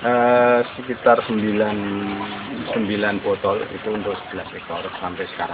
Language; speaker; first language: Indonesian; non-native, local second language; Javanese